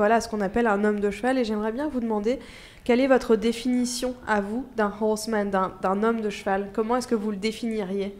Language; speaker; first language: French; native; French